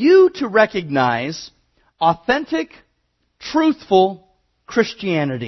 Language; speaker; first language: English; native; English